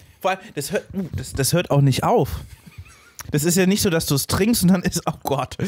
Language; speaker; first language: German; native; German